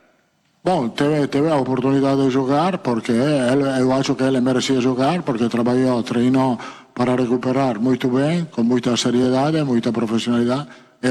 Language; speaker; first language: Portuguese; non-native, fluent; Italian